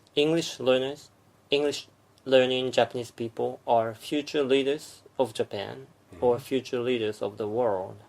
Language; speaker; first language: English; non-native, fluent; Japanese